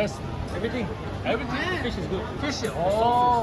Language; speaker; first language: English; non-native, learner; Korean